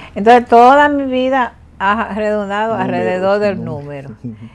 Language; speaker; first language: Spanish; native; Spanish